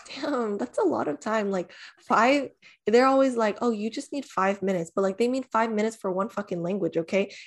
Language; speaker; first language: English; early bilingual, other home language; Vietnamese